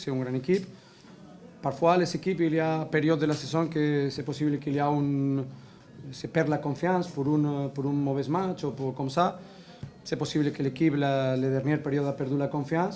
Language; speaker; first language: French; non-native, learner; Spanish